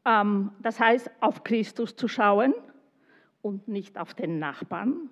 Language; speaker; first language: German; non-native, fluent; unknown